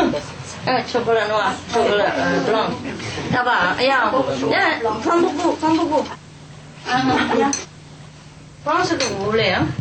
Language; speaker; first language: French; non-native, learner; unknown